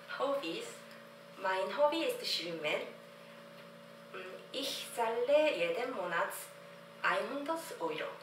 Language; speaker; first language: German; non-native, learner; Korean